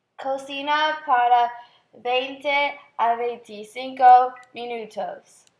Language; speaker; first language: Spanish; non-native, learner; English